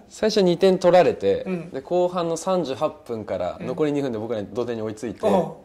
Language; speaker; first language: Japanese; native; Japanese